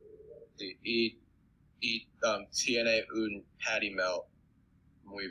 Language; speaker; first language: Spanish; non-native, learner; English